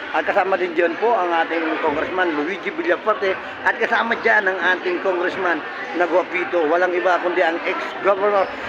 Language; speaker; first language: Filipino; non-native, local second language; Bikol